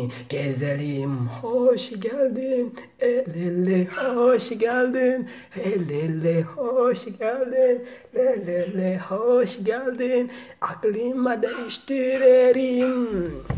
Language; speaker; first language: Turkish; non-native, learner; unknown